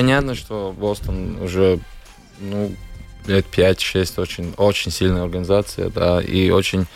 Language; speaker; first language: Russian; non-native, local second language; Latvian